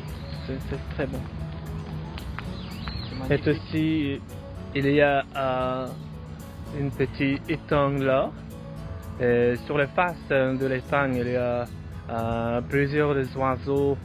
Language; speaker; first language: French; non-native, learner; Mongolian